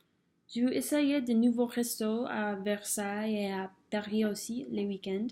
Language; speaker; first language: French; non-native, fluent; English